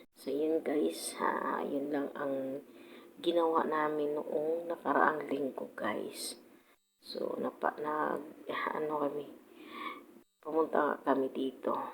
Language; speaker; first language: Filipino; non-native, local second language; Cebuano